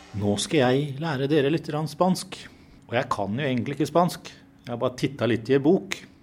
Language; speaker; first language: Norwegian; native; Norwegian